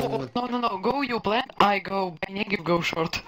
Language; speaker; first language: English; non-native, learner; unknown